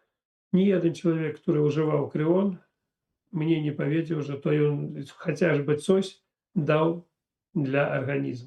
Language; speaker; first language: Polish; non-native, fluent; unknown